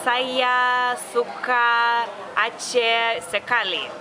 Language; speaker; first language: Indonesian; non-native, learner; Lithuanian